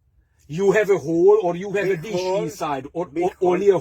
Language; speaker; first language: English; non-native, fluent; Hungarian